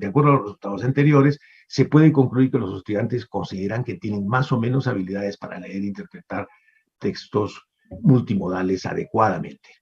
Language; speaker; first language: Spanish; native; Spanish